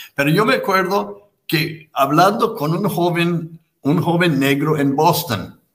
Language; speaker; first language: Spanish; non-native, fluent; English